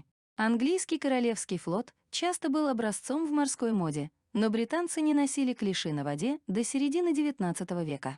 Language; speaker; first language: Russian; native; Russian